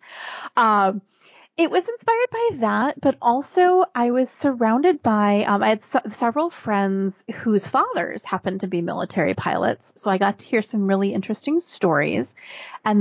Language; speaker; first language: English; native; English